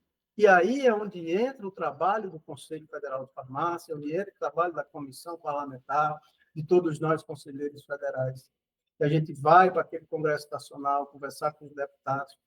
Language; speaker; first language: Portuguese; native; Portuguese